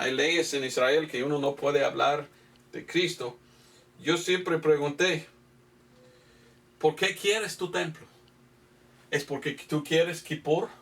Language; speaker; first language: Spanish; non-native, fluent; English